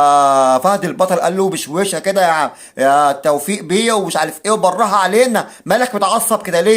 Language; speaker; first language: Arabic; native; Arabic